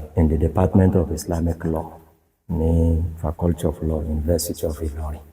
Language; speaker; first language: English; non-native, local second language; Yoruba